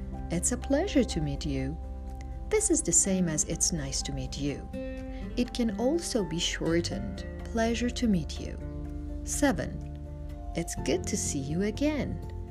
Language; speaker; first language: English; non-native, fluent; Persian